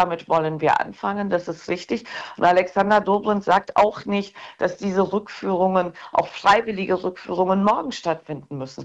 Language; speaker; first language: German; early bilingual, other home language; Turkish